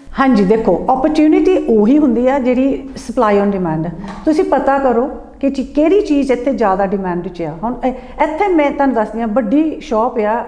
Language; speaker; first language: Punjabi; early bilingual, heritage; Punjabi